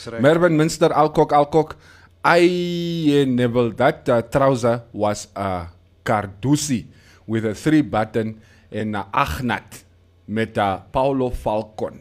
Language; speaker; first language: English; non-native, local second language; Afrikaans